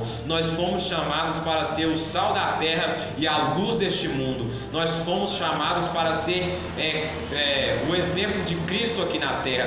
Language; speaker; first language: Portuguese; native; Portuguese